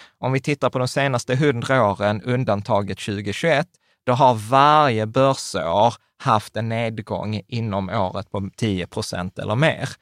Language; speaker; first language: Swedish; early bilingual, other home language; Czech